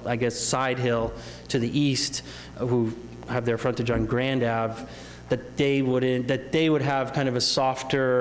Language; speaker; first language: English; native; English